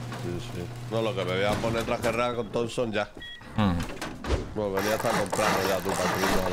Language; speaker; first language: Spanish; native; Spanish